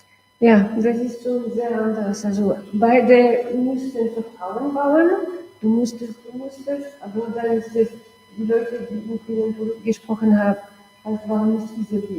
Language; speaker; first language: German; non-native, local second language; French